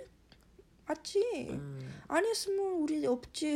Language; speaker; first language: Korean; early bilingual, heritage; Korean